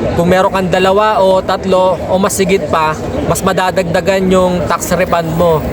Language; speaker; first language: Filipino; native; Filipino